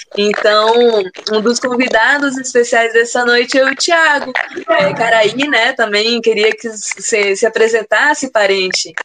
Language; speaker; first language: Portuguese; native; Portuguese